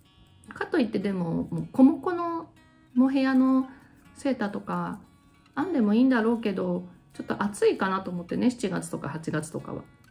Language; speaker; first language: Japanese; native; Japanese